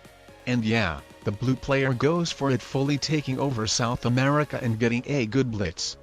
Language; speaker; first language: English; non-native, fluent; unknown